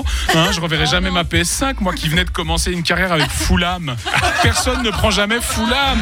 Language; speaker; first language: French; native; French